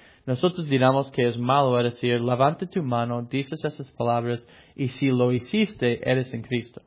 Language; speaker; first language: Spanish; non-native, fluent; English